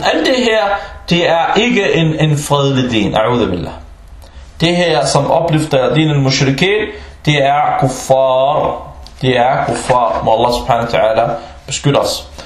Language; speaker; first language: Danish; early bilingual, other home language; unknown